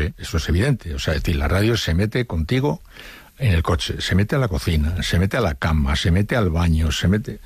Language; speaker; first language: Spanish; native; Spanish